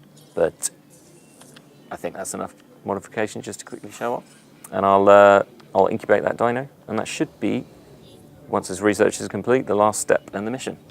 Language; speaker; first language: English; native; English